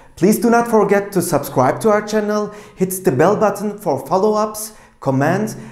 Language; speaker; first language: English; non-native, fluent; Turkish